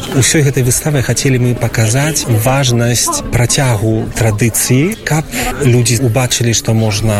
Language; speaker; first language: Polish; non-native, local second language; Ukrainian